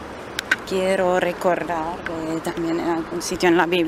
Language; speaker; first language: Spanish; non-native, fluent; German